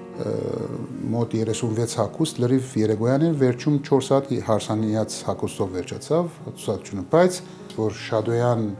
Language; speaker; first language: Armenian; early bilingual, heritage; Armenian